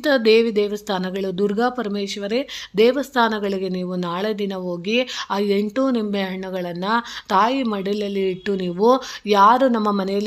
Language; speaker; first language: Kannada; native; Kannada